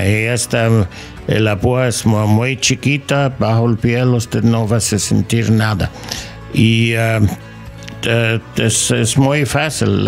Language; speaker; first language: Spanish; non-native, learner; English